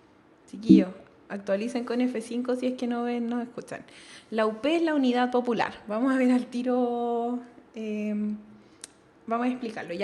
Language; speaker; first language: Spanish; native; Spanish